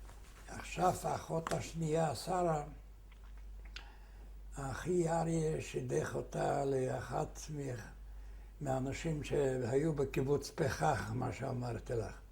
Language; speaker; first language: Hebrew; non-native, fluent; Yiddish